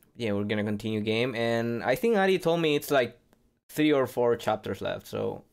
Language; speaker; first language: English; non-native, fluent; Spanish